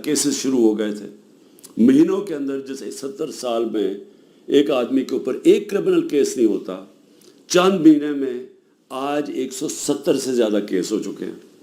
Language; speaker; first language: Urdu; native; Urdu